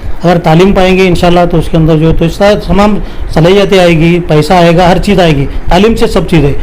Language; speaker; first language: Hindi; non-native, local second language; Urdu